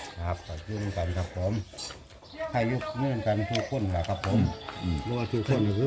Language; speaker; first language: Thai; non-native, local second language; Northeastern Thai